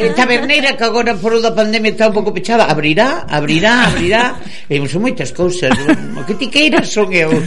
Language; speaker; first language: Galician; native; Galician